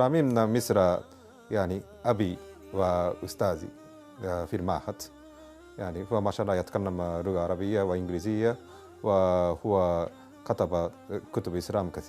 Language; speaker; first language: Arabic; non-native, learner; Japanese